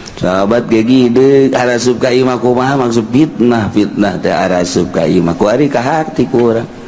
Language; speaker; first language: Sundanese; native; Sundanese